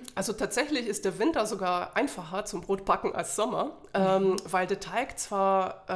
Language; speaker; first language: German; non-native, fluent; Polish